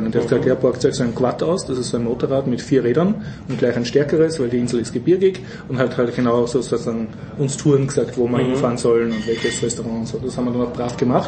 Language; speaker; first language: German; native; German